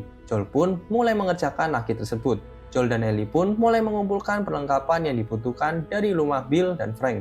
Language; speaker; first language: Indonesian; native; Indonesian